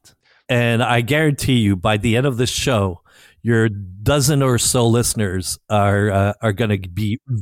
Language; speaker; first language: English; non-native, fluent; French